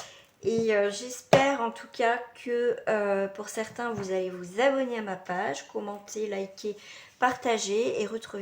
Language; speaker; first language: French; native; French